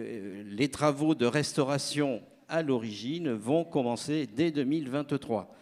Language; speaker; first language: French; native; French